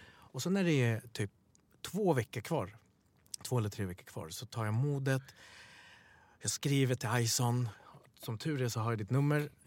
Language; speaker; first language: Swedish; early bilingual, other home language; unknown